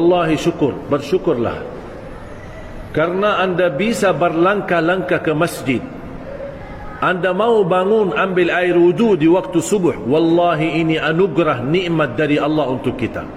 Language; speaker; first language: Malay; non-native, fluent; Arabic